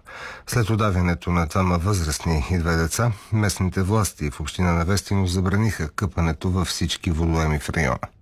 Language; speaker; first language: Bulgarian; native; Bulgarian